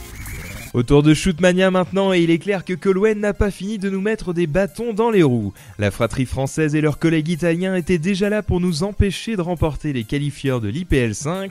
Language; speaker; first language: French; native; French